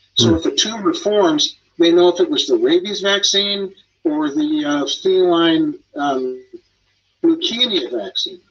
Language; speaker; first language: English; native; English